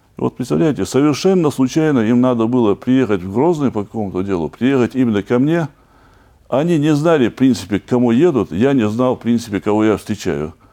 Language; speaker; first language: Russian; non-native, local second language; Chechen